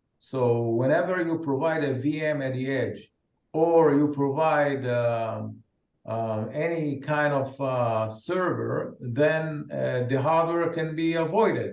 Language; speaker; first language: English; non-native, fluent; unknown